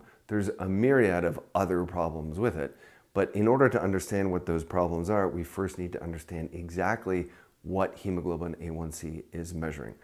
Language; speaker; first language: English; native; English